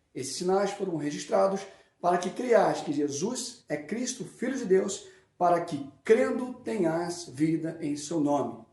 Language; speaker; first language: Portuguese; native; Portuguese